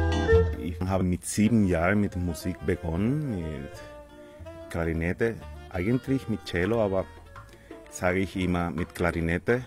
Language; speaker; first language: German; non-native, fluent; Spanish